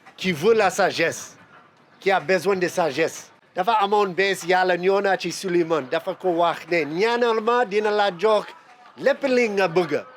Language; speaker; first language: Wolof; non-native, fluent; English